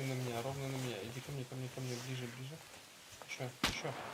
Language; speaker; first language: Russian; native; Russian